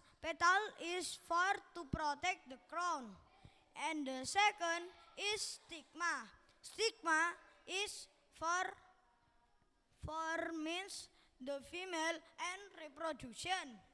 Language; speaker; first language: English; non-native, learner; Indonesian